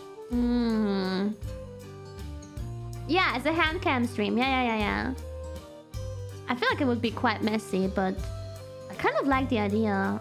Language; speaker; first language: English; non-native, fluent; German